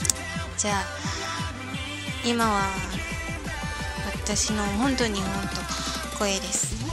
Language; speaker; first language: Japanese; non-native, learner; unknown